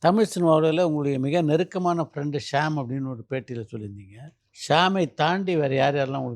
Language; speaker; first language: Tamil; native; Tamil